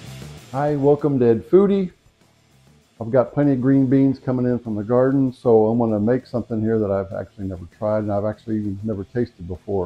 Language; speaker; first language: English; native; English